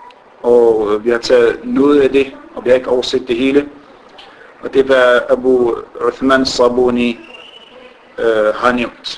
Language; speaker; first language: Danish; non-native, fluent; Arabic